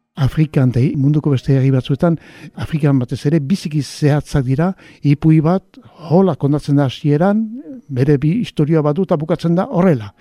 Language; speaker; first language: Basque; native; Basque